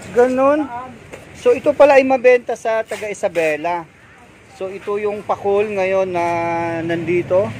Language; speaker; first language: Filipino; native; Filipino